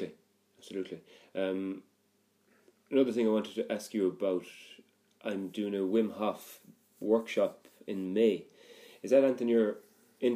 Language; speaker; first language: English; native; English